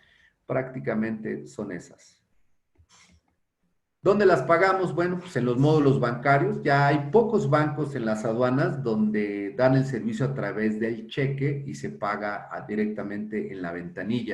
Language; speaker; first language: Spanish; native; Spanish